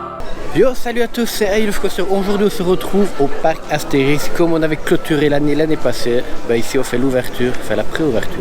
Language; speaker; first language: French; native; French